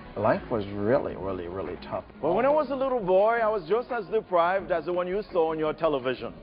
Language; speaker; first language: English; non-native, fluent; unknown